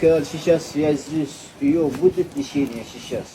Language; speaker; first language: Russian; non-native, learner; Arabic